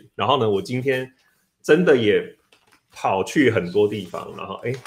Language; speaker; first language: Chinese; native; Chinese